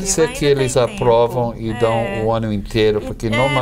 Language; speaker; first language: Portuguese; non-native, fluent; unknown